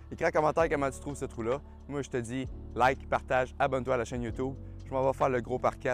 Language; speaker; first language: French; native; French